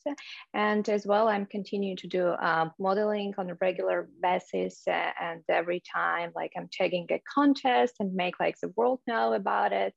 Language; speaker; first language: English; non-native, fluent; Russian